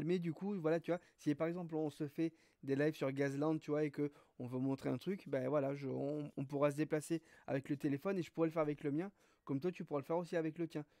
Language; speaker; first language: French; native; French